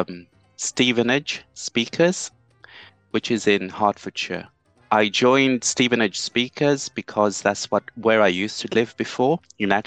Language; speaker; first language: English; non-native, local second language; Bemba